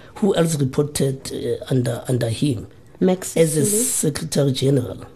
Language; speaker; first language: English; non-native, local second language; Zulu